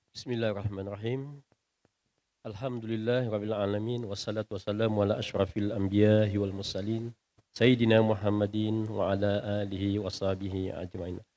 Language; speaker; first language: Malay; native; Malay